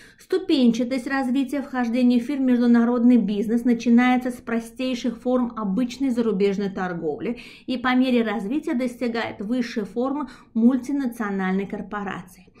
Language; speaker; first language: Russian; non-native, local second language; Uzbek